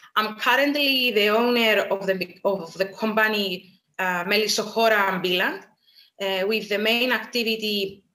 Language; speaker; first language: English; non-native, fluent; Greek